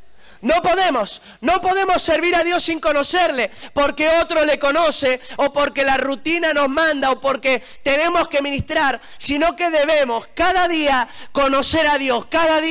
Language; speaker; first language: Spanish; native; Spanish